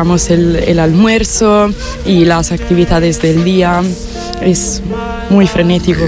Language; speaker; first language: Spanish; non-native, fluent; Italian